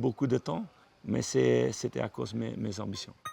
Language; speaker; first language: French; non-native, local second language; Dutch